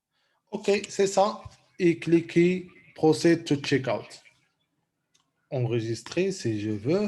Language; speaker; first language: French; non-native, local second language; Arabic